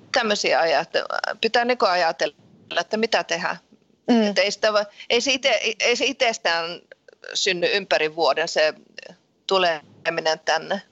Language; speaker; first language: Finnish; early bilingual, heritage; Finnish